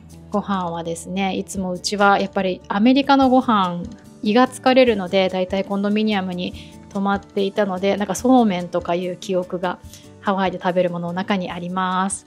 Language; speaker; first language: Japanese; native; Japanese